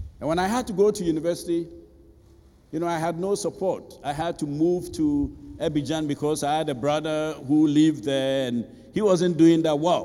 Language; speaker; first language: English; non-native, local second language; Akan